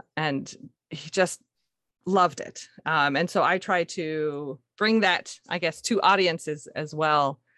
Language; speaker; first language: English; native; English